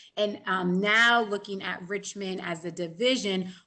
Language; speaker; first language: English; native; English